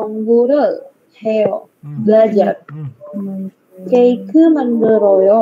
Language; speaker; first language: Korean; non-native, learner; Indonesian